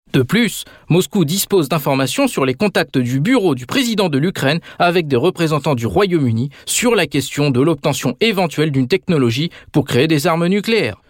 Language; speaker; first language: French; native; French